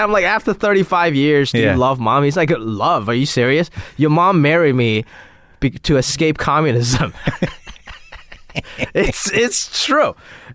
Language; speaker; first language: English; non-native, local second language; Cantonese